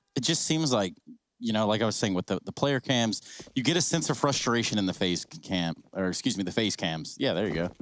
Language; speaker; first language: English; native; English